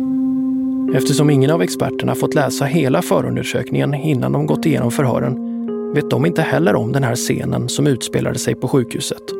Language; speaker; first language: Swedish; native; Swedish